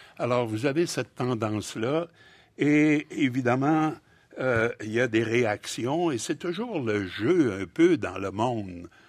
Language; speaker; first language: French; native; French